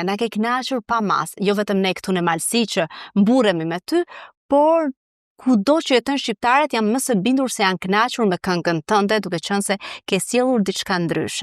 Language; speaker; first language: Albanian; native; Albanian